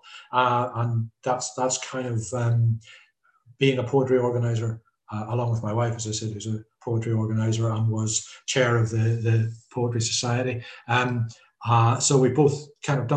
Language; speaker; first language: English; native; English